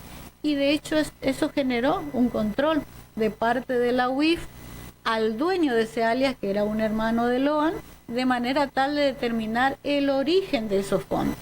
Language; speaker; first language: Spanish; native; Spanish